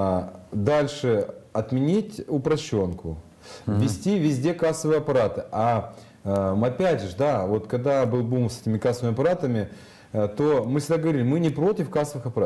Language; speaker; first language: Russian; native; Russian